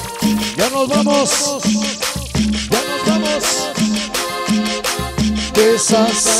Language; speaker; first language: Spanish; native; Spanish